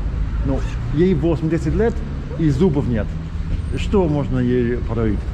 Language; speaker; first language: Russian; non-native, learner; English